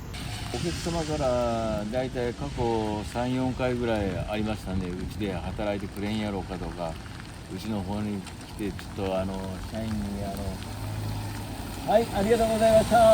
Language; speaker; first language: Japanese; native; Japanese